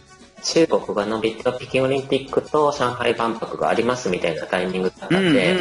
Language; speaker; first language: Japanese; native; Japanese